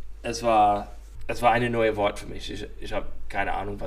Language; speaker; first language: German; non-native, fluent; English